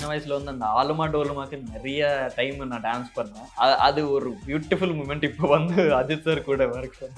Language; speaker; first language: Tamil; non-native, learner; Telugu